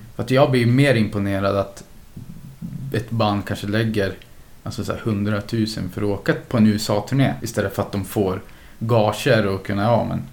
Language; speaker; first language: Swedish; native; Swedish